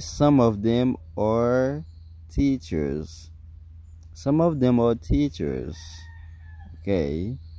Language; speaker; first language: English; non-native, fluent; Haitian Creole